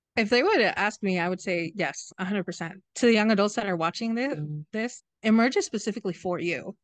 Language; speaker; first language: English; native; English